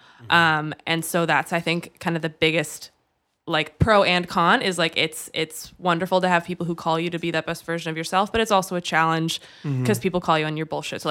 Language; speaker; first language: English; native; English